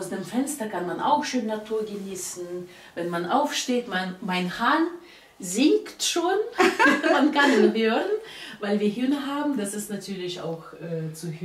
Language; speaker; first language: German; non-native, fluent; Russian